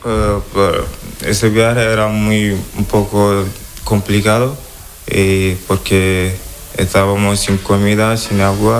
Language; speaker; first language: Spanish; non-native, fluent; Wolof